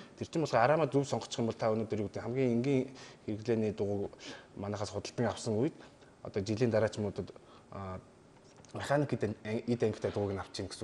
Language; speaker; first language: Mongolian; native; Mongolian